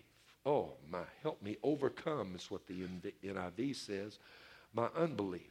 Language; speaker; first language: English; native; English